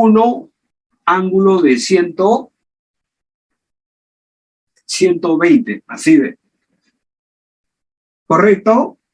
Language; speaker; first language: Spanish; native; Spanish